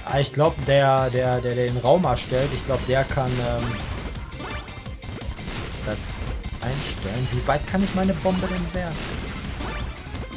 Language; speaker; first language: German; native; German